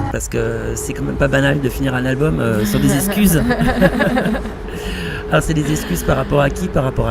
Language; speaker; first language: French; native; French